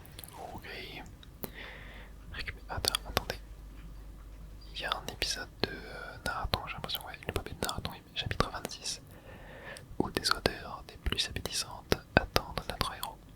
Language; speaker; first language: French; native; French